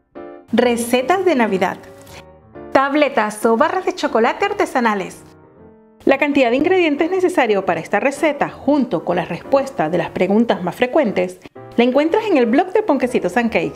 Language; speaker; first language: Spanish; native; Spanish